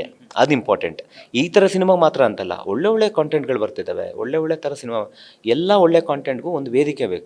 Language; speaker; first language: Kannada; native; Kannada